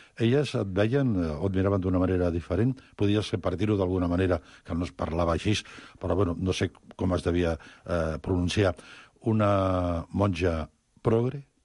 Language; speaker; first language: Catalan; native; Catalan